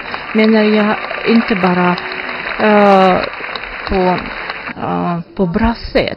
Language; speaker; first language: Swedish; non-native, fluent; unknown